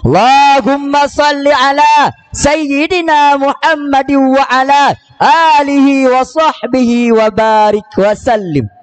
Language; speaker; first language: Arabic; non-native, learner; Achinese